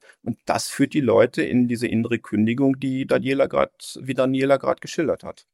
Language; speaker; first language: German; native; German